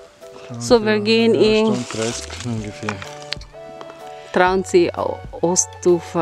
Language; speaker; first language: German; non-native, learner; Filipino